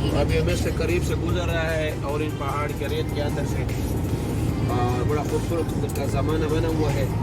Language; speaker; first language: Urdu; non-native, local second language; Pashto